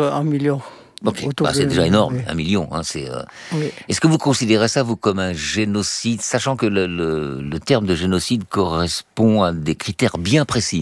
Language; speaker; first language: French; native; French